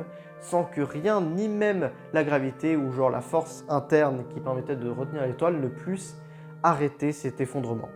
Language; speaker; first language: French; native; French